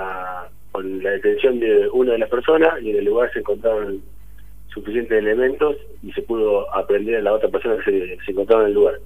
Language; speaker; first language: Spanish; native; Spanish